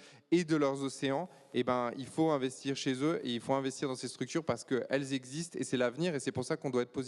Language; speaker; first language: French; native; French